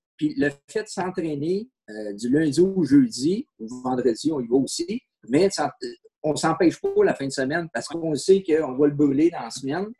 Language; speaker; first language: French; native; French